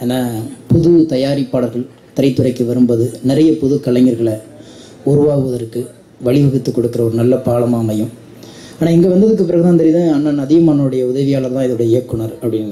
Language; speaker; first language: Tamil; native; Tamil